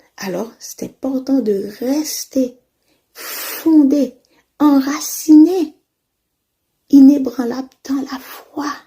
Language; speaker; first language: French; non-native, local second language; Haitian Creole